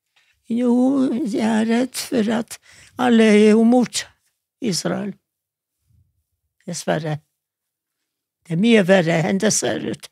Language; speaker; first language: Norwegian; non-native, fluent; Yiddish